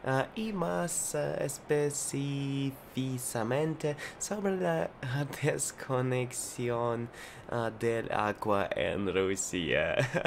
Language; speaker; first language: Spanish; non-native, learner; Russian